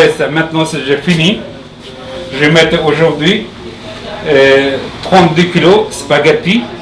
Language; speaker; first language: French; non-native, learner; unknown